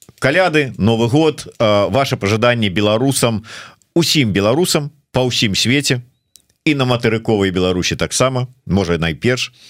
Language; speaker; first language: Belarusian; non-native, local second language; Russian